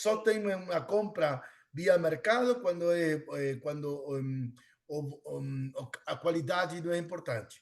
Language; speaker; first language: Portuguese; non-native, learner; Spanish